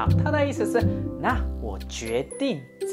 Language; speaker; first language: Chinese; non-native, fluent; Japanese